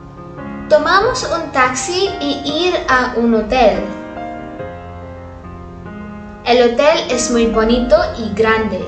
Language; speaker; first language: Spanish; non-native, learner; Hindi